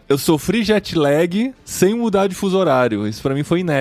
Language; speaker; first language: Portuguese; native; Portuguese